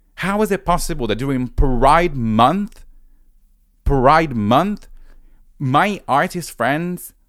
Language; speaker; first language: English; non-native, fluent; Italian